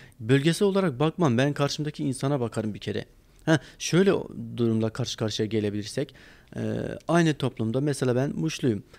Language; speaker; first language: Turkish; non-native, local second language; Kurdish